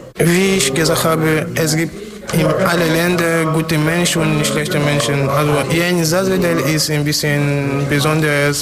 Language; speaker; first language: German; non-native, learner; French